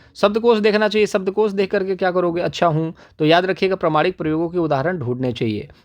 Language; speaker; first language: Hindi; native; Hindi